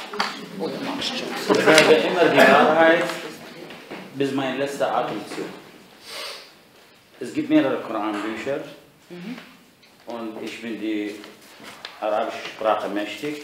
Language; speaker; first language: German; non-native, fluent; Arabic